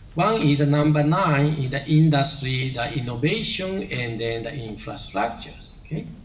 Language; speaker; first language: English; non-native, learner; Japanese